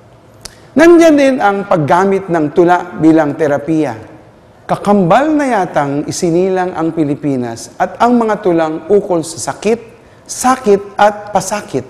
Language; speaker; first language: Filipino; native; Filipino